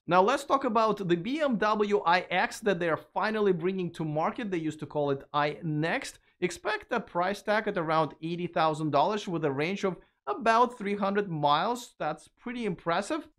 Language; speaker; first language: English; non-native, fluent; Russian